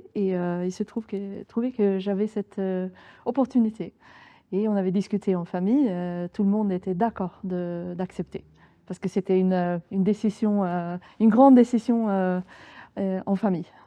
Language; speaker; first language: French; non-native, fluent; Swedish